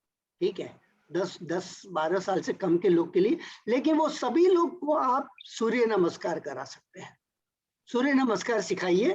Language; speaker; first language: Hindi; native; Hindi